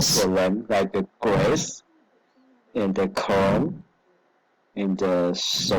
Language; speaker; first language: English; non-native, learner; Chinese